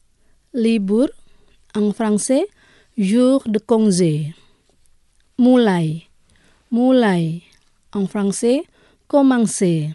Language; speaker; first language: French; non-native, fluent; Indonesian